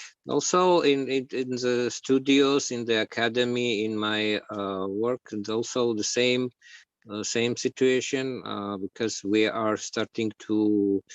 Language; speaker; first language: English; non-native, learner; Georgian